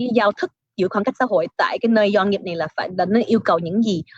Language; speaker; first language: Vietnamese; early bilingual, heritage; Vietnamese